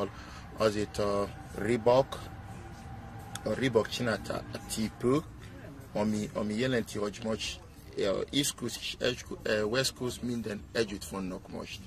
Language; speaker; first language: Hungarian; non-native, learner; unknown